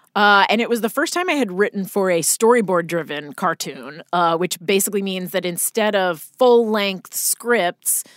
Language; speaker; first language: English; native; English